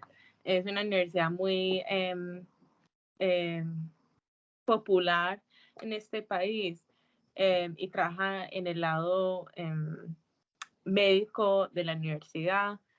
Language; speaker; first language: Spanish; early bilingual, heritage; English